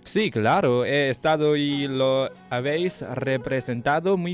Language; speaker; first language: Spanish; non-native, learner; Chinese